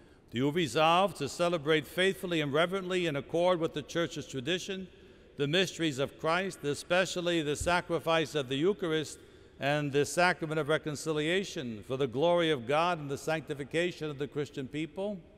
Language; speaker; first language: English; native; English